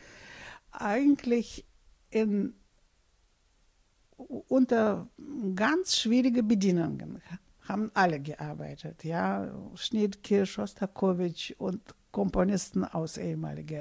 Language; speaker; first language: German; non-native, fluent; Russian